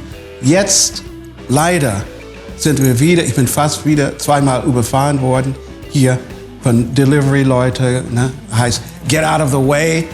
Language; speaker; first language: German; non-native, fluent; English